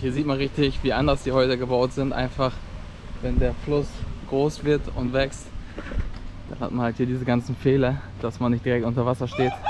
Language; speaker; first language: German; native; German